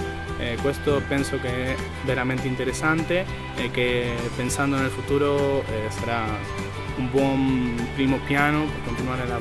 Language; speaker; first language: Italian; non-native, fluent; Spanish